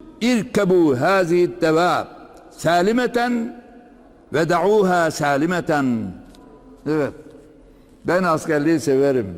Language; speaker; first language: Turkish; native; Turkish